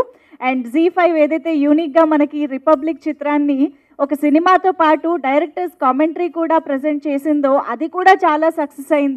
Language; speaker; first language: Telugu; native; Telugu